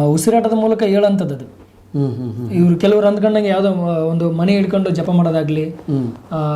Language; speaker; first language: Kannada; native; Kannada